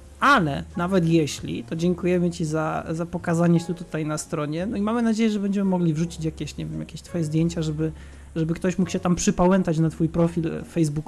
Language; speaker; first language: Polish; native; Polish